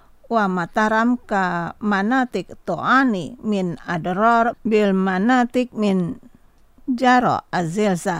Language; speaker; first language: Arabic; non-native, fluent; Indonesian